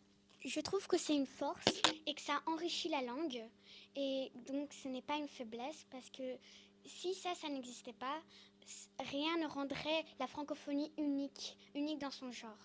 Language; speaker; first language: French; non-native, fluent; Greek